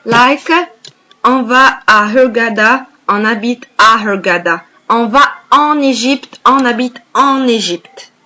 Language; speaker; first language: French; non-native, fluent; Arabic